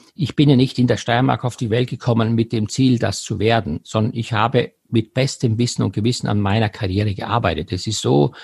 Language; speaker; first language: German; native; German